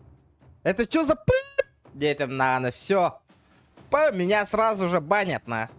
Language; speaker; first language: Russian; native; Russian